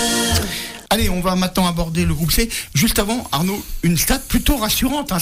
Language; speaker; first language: French; native; French